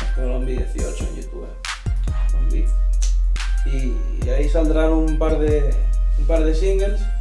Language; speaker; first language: Spanish; early bilingual, other home language; English